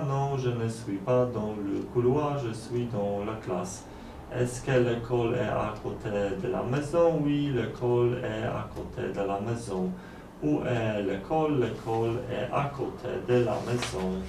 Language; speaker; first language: French; non-native, learner; Polish